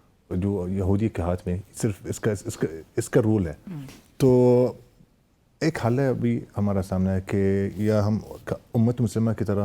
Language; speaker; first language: Hindi; non-native, fluent; Arabic